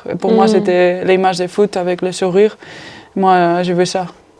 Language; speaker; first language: French; non-native, fluent; Spanish